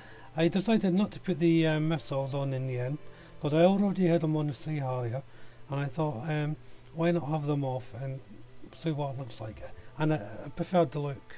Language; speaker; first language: English; native; English